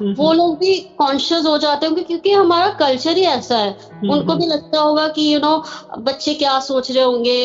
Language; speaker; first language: Hindi; native; Hindi